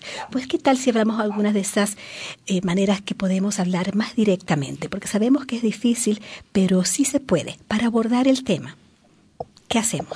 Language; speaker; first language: Spanish; native; Spanish